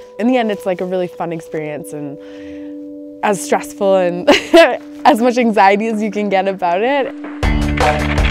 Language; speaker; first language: English; native; English